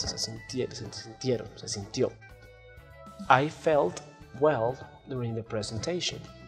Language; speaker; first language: English; non-native, fluent; Spanish